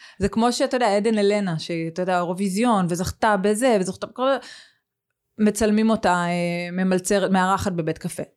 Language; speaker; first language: Hebrew; native; Hebrew